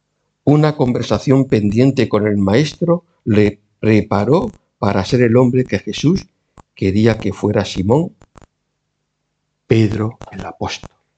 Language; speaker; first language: Spanish; native; Spanish